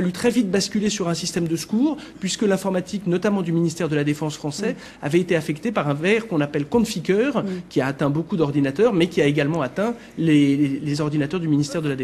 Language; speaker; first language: French; native; French